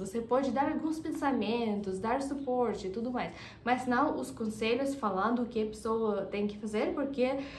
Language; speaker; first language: Portuguese; non-native, fluent; Russian